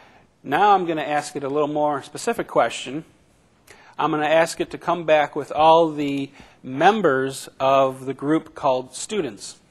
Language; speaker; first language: English; native; English